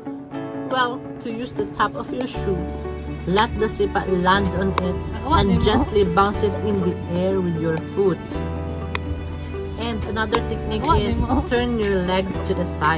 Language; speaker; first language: English; non-native, local second language; Cebuano